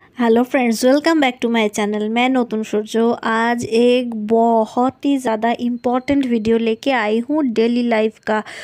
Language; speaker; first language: Hindi; non-native, local second language; Bangla